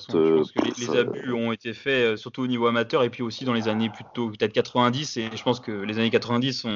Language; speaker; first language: French; native; French